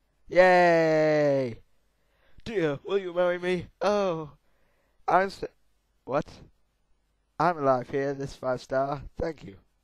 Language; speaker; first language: English; native; English